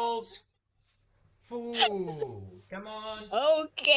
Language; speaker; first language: English; non-native, learner; Vietnamese